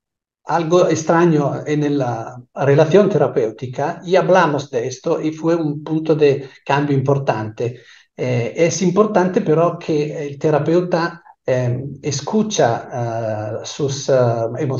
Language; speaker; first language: Spanish; non-native, fluent; Italian